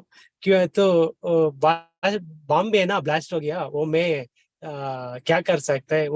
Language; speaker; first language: Hindi; non-native, learner; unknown